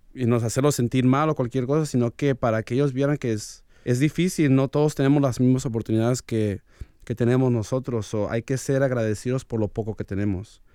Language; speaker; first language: Spanish; early bilingual, heritage; Spanish